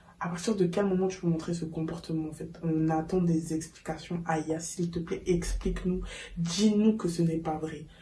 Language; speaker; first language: French; native; French